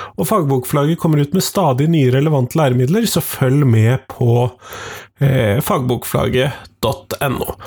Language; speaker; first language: Norwegian; native; Norwegian